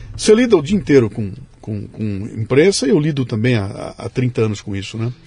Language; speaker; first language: Portuguese; native; Portuguese